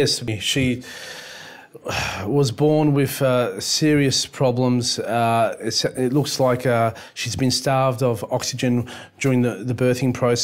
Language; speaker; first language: English; native; English